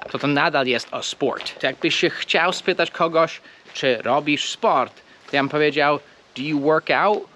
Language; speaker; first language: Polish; non-native, fluent; English